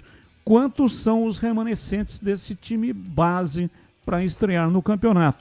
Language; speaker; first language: Portuguese; native; Portuguese